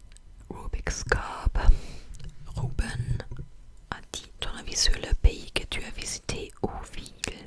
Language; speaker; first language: French; non-native, fluent; English